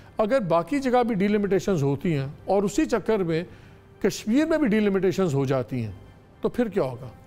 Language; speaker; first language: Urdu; native; Urdu